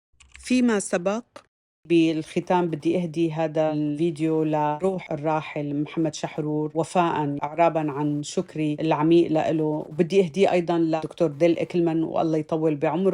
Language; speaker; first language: Arabic; native; Arabic